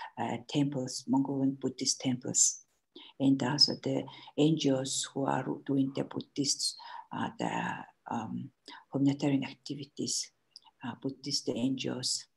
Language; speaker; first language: English; non-native, learner; Mongolian